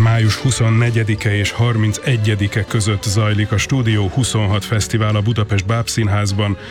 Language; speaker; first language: Hungarian; native; Hungarian